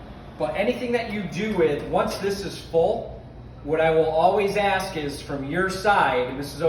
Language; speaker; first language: English; native; English